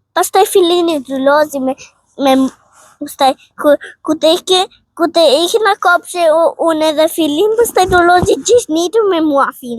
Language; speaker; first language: Albanian; early bilingual, heritage; Albanian